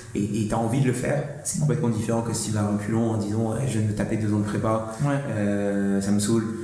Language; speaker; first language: French; native; French